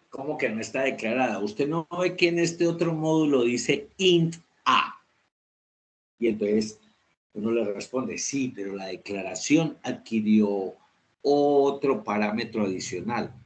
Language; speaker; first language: Spanish; native; Spanish